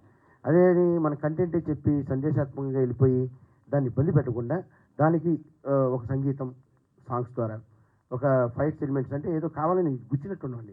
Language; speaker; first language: Telugu; native; Telugu